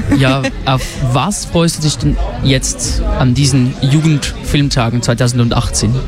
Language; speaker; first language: German; native; German